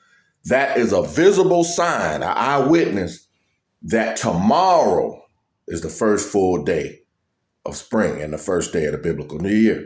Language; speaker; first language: English; native; English